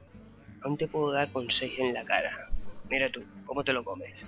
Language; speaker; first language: Spanish; native; Spanish